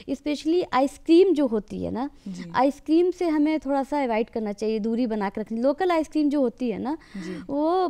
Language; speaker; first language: Hindi; native; Hindi